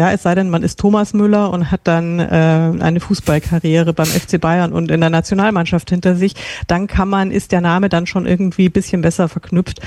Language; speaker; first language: German; native; German